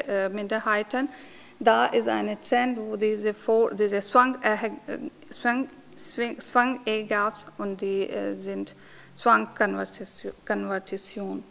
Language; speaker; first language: German; non-native, learner; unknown